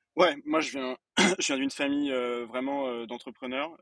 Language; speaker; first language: French; native; French